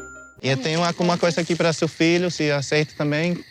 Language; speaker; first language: Portuguese; non-native, learner; English